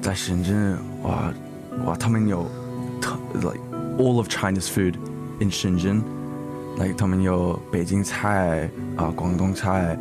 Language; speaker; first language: Chinese; early bilingual, heritage; English